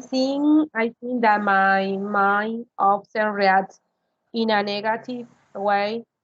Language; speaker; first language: English; non-native, learner; Spanish